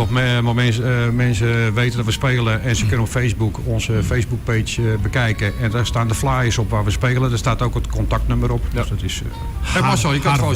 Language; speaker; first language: Dutch; native; Dutch